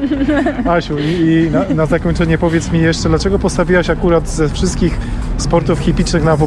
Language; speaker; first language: Polish; native; Polish